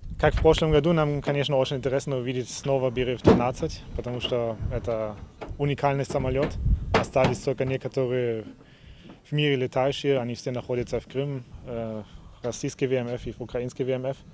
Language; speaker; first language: Russian; non-native, learner; German